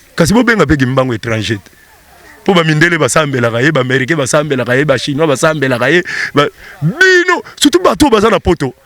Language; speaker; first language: Lingala; non-native, local second language; Kongo